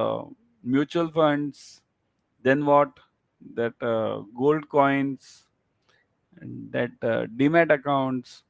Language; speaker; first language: English; non-native, local second language; Hindi